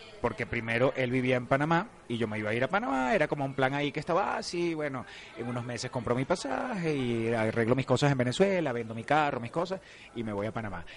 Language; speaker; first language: Spanish; native; Spanish